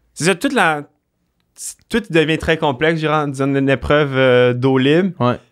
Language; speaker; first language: French; native; French